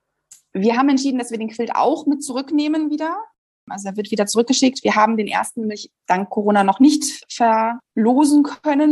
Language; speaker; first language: German; native; German